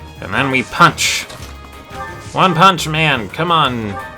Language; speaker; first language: English; native; English